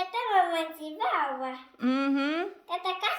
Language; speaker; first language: Finnish; non-native, learner; Filipino